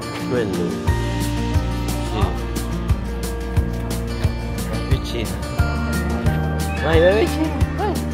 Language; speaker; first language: Italian; non-native, fluent; Filipino